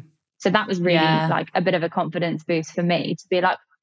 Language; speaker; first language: English; native; English